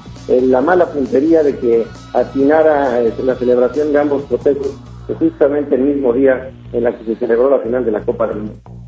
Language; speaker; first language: Spanish; native; Spanish